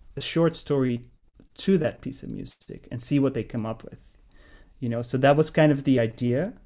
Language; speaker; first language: English; non-native, fluent; Dutch